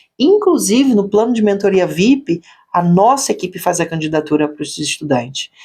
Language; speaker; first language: Portuguese; native; Portuguese